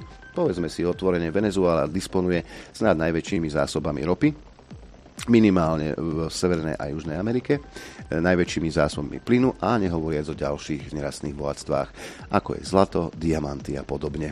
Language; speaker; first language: Slovak; native; Slovak